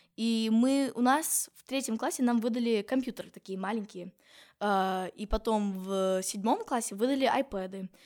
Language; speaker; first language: Russian; non-native, fluent; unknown